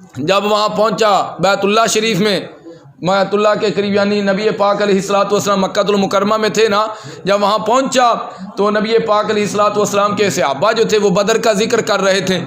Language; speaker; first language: Urdu; non-native, local second language; Punjabi